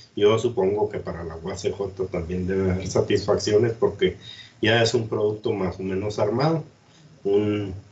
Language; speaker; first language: Spanish; native; Spanish